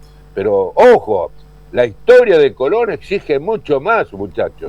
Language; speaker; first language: Spanish; native; Spanish